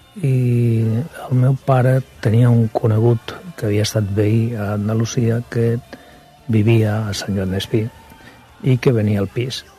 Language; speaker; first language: Catalan; non-native, local second language; Spanish